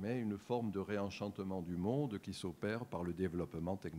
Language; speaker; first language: French; native; French